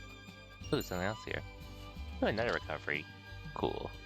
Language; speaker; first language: English; native; English